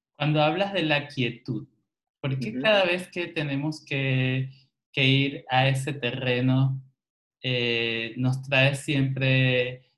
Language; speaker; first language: Spanish; native; Spanish